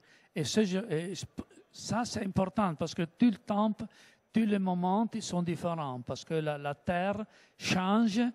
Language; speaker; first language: French; non-native, learner; Italian